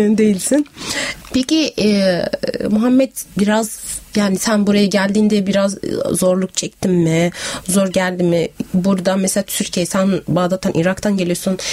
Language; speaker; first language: Turkish; non-native, fluent; Arabic